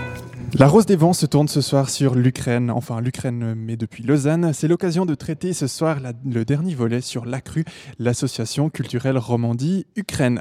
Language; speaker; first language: French; native; French